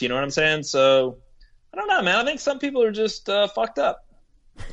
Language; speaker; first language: English; native; English